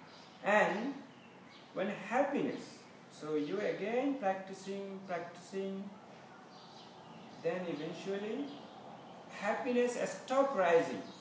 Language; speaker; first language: English; non-native, fluent; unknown